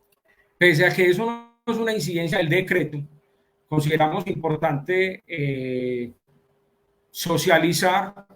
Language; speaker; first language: Spanish; native; Spanish